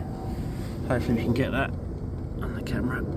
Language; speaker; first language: English; native; English